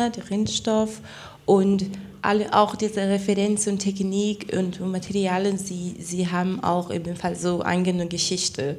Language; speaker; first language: German; non-native, fluent; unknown